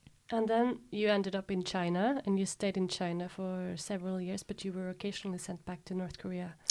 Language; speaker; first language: English; non-native, fluent; Norwegian